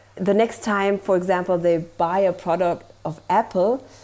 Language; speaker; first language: English; non-native, fluent; German